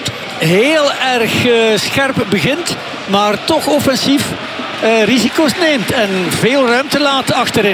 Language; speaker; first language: Dutch; native; Dutch